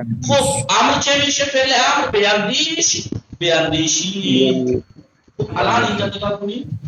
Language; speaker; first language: Persian; non-native, fluent; Urdu